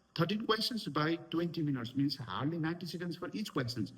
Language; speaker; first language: English; non-native, local second language; Nepali